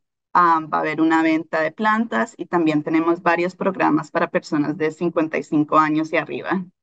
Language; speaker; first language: Spanish; early bilingual, heritage; Spanish